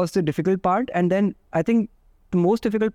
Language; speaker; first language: English; non-native, local second language; Hindi